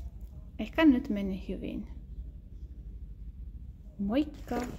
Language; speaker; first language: Finnish; non-native, learner; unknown